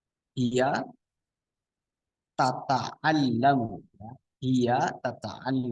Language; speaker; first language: Arabic; non-native, fluent; Indonesian